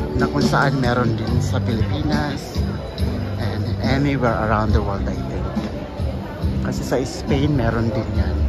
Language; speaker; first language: Filipino; native; Filipino